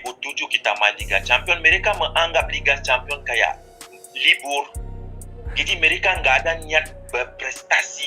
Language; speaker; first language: Indonesian; non-native, fluent; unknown